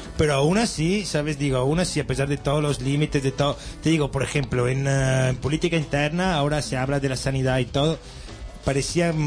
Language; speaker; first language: Spanish; non-native, fluent; Italian